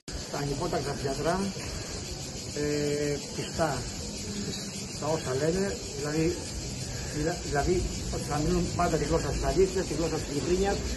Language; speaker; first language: Greek; native; Greek